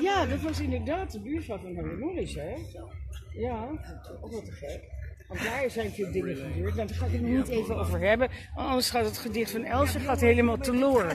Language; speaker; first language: Dutch; native; Dutch